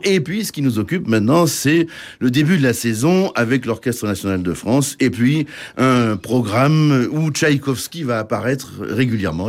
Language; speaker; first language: French; native; French